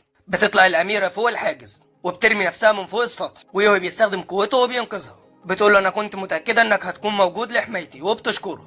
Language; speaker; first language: Arabic; native; Arabic